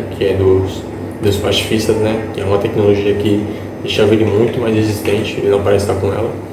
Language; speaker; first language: Portuguese; native; Portuguese